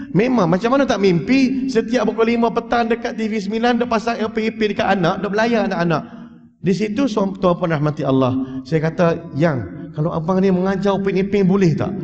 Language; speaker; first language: Malay; early bilingual, heritage; Malay